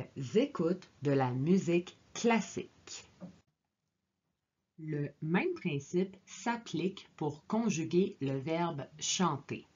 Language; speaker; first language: French; native; French